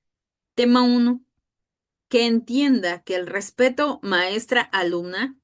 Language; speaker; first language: Spanish; native; Spanish